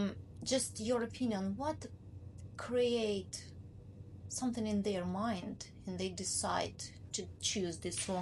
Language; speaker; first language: English; non-native, learner; Ukrainian